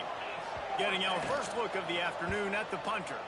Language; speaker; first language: English; native; English